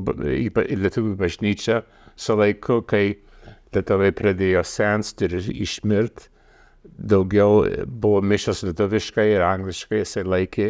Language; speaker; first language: Lithuanian; early bilingual, heritage; Lithuanian